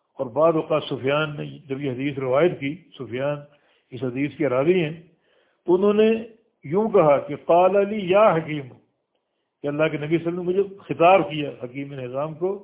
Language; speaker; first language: Urdu; native; Urdu